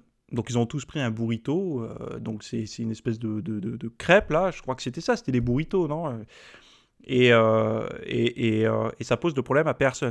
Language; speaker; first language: French; native; French